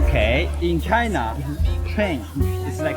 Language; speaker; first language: English; non-native, learner; Chinese